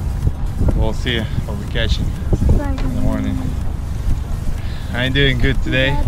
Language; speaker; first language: English; non-native, learner; Ukrainian